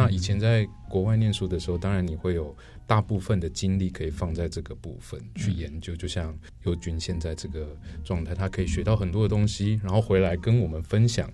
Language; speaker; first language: Chinese; native; Chinese